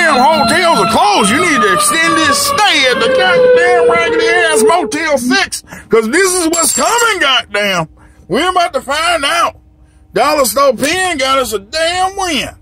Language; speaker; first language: English; native; English